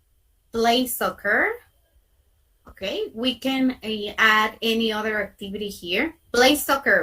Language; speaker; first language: English; non-native, fluent; Spanish